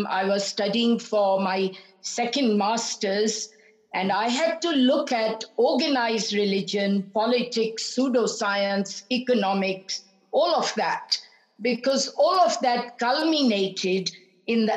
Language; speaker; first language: English; non-native, local second language; Punjabi